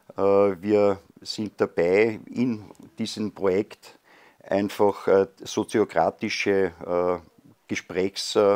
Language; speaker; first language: German; native; German